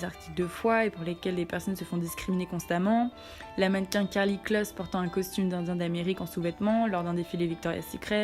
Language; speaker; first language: French; native; French